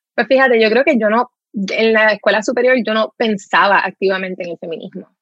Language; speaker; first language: Spanish; native; Spanish